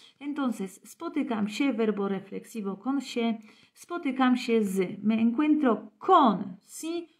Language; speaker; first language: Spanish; non-native, fluent; Polish